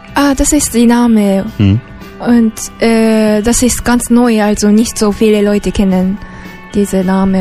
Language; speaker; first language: German; non-native, learner; Japanese